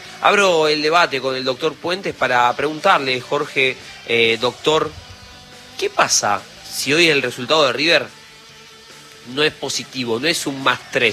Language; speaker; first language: Spanish; native; Spanish